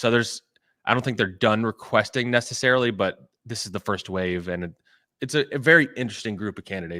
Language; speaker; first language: English; native; English